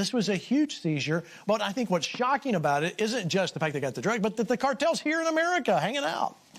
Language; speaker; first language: English; native; English